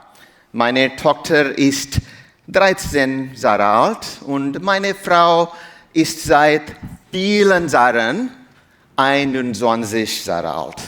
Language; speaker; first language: German; non-native, learner; English